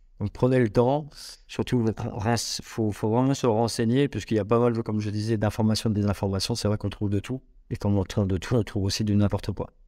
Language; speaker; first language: French; native; French